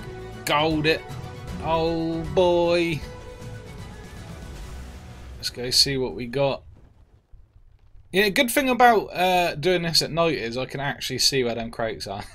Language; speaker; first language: English; native; English